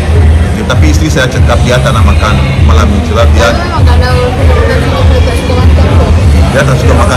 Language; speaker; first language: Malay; non-native, learner; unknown